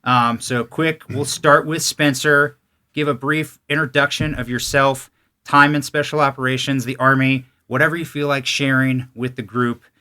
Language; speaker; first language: English; native; English